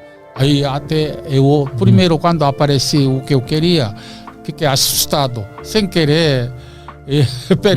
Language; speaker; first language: Portuguese; non-native, learner; Korean